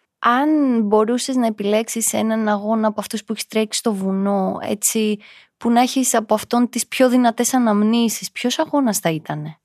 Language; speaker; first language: Greek; native; Greek